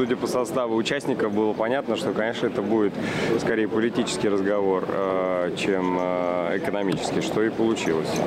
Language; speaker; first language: Russian; native; Russian